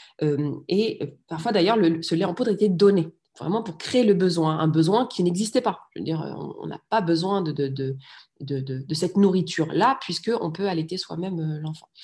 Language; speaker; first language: French; early bilingual, other home language; Riffian